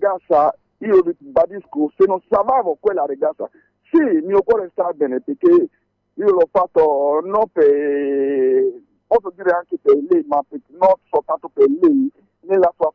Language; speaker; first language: Italian; non-native, fluent; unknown